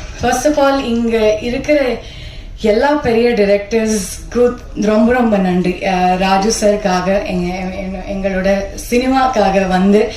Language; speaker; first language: Tamil; non-native, learner; Kannada